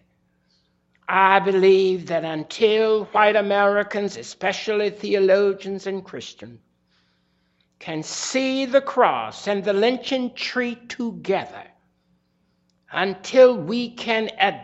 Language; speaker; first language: English; native; English